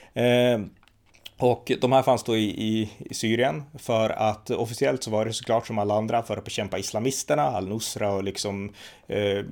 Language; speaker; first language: Swedish; native; Swedish